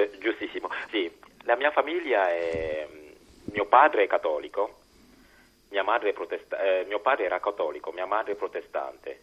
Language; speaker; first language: Italian; non-native, fluent; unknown